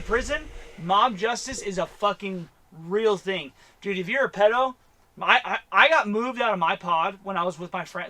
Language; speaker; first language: English; native; English